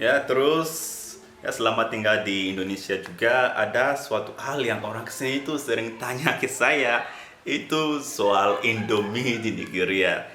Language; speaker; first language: Indonesian; non-native, fluent; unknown